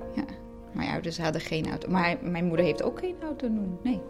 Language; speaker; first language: Dutch; non-native, fluent; Croatian